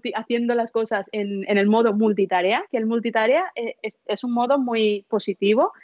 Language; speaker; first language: Spanish; early bilingual, other home language; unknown